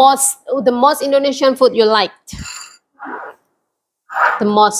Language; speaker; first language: English; non-native, learner; Indonesian